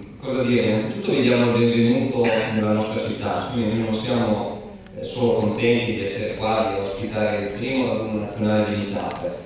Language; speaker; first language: Italian; native; Italian